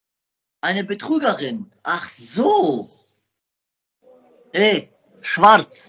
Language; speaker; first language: German; native; German